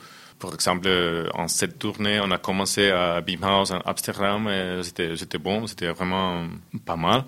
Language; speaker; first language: French; non-native, fluent; Finnish